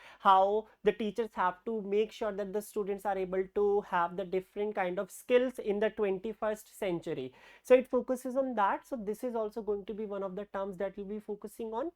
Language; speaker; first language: English; non-native, local second language; Hindi